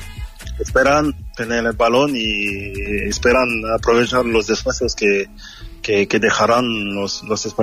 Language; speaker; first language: Spanish; non-native, learner; French